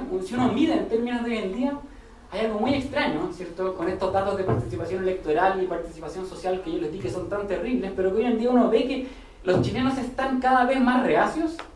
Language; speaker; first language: Spanish; native; Spanish